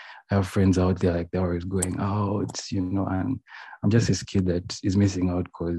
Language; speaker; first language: English; non-native, local second language; Ganda